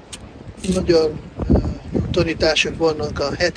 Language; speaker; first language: Hungarian; non-native, fluent; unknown